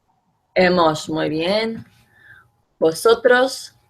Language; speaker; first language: Spanish; non-native, fluent; English